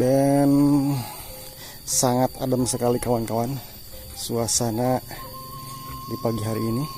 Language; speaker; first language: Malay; non-native, local second language; Sundanese